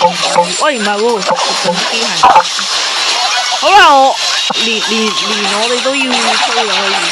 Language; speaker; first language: Chinese; early bilingual, heritage; Cantonese